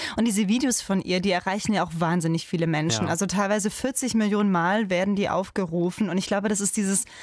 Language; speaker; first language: German; native; German